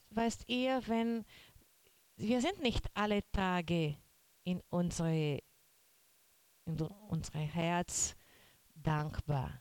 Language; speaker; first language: German; non-native, learner; Portuguese